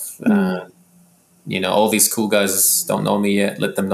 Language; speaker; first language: English; early bilingual, other home language; Arabic